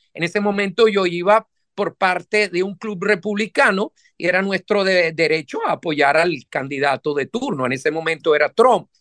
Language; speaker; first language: Spanish; native; Spanish